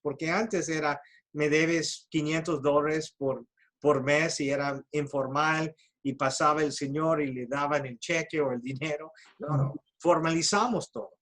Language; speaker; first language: Spanish; early bilingual, heritage; Spanish